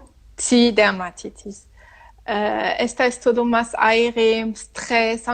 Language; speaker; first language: Spanish; non-native, learner; French